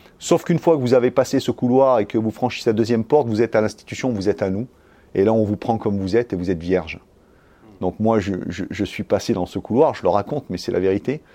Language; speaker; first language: French; native; French